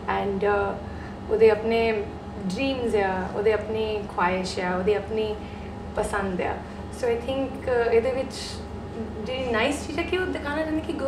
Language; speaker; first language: Punjabi; early bilingual, heritage; Punjabi